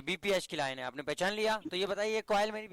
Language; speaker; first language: Hindi; native; Hindi